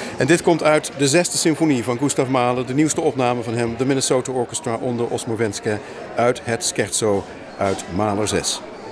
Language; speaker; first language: Dutch; native; Dutch